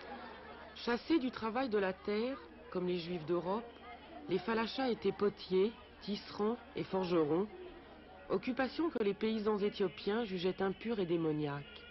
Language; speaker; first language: French; native; French